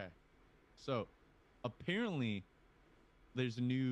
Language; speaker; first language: English; native; English